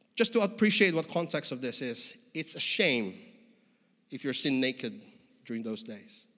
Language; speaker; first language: English; non-native, local second language; Filipino